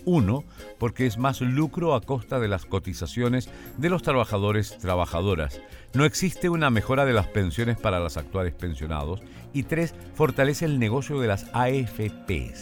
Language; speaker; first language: Spanish; native; Spanish